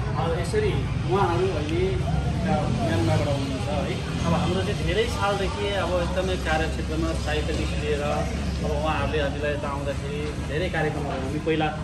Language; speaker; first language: Nepali; early bilingual, heritage; Nepali